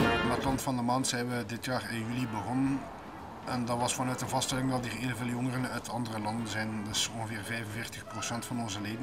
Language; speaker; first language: Dutch; native; Dutch